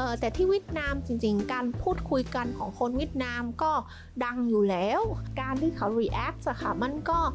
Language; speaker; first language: Thai; non-native, fluent; Vietnamese